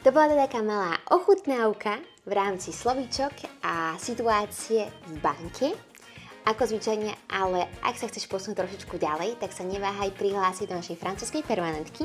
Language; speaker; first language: Slovak; native; Slovak